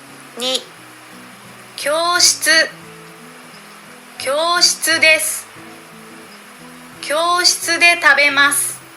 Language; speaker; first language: Japanese; non-native, learner; Indonesian